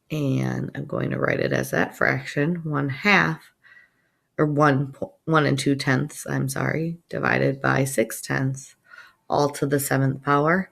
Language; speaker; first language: English; native; English